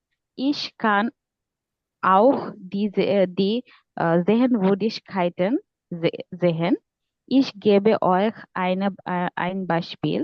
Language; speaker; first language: German; non-native, learner; Bangla